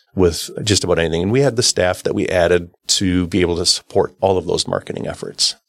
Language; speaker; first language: English; native; English